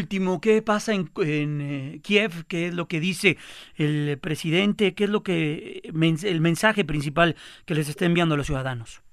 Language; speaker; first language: Spanish; native; Spanish